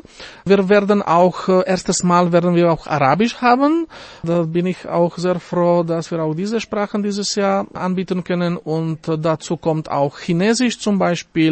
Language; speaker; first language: German; non-native, fluent; Slovak